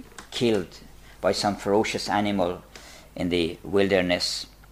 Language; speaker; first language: English; non-native, fluent; Persian